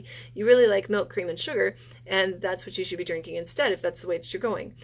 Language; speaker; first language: English; native; English